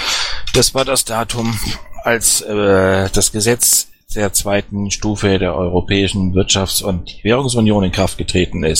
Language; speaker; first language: German; native; German